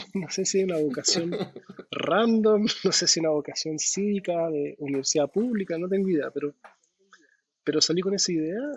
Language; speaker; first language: Spanish; native; Spanish